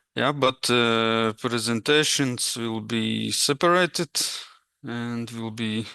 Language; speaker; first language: English; non-native, fluent; Latvian